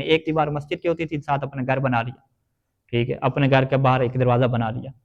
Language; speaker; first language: Urdu; native; Urdu